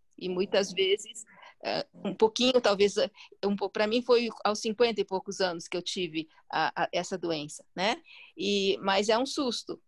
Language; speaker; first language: Portuguese; early bilingual, other home language; Chinese